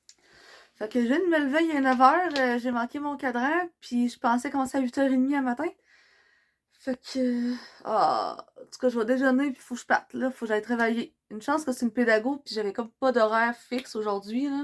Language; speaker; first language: French; native; French